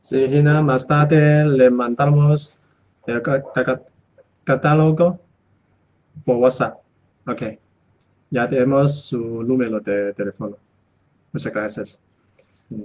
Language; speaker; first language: Spanish; non-native, learner; Chinese